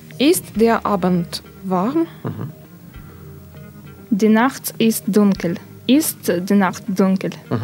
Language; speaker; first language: German; non-native, learner; Russian